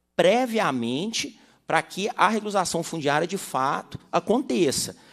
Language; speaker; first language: Portuguese; native; Portuguese